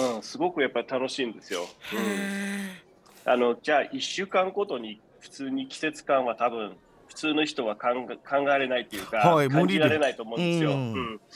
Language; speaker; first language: Japanese; non-native, fluent; Danish